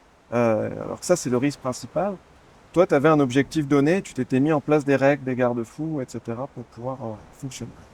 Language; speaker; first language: French; native; French